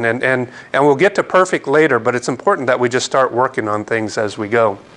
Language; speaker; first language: English; native; English